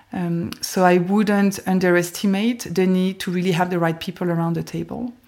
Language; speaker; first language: English; non-native, fluent; French